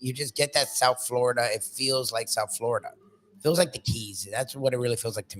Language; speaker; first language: English; native; English